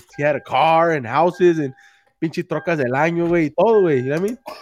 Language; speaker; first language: English; early bilingual, other home language; Spanish